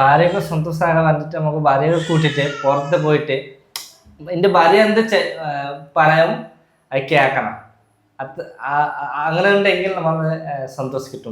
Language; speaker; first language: Malayalam; non-native, learner; Bangla